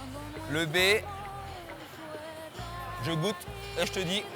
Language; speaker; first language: French; native; French